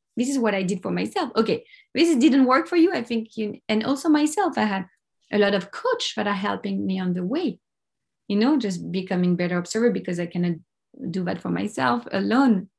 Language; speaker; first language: English; non-native, fluent; French